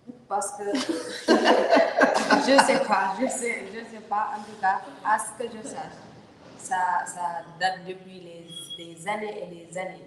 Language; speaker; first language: French; non-native, local second language; Wolof